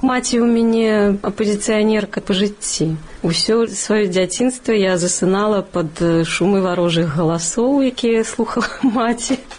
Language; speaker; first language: Belarusian; non-native, local second language; Russian